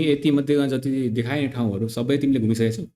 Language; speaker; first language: Nepali; native; Nepali